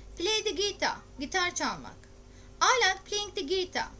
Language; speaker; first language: English; non-native, fluent; Turkish